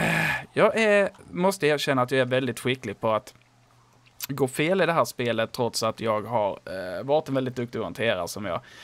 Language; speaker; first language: Swedish; native; Swedish